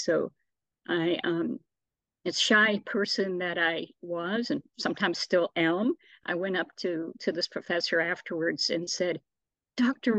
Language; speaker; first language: English; native; English